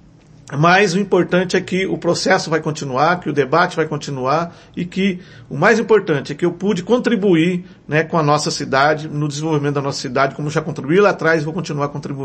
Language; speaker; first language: Portuguese; native; Portuguese